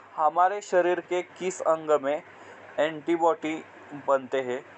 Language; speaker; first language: Hindi; non-native, local second language; Marathi